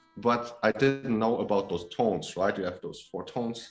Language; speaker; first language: English; non-native, fluent; Polish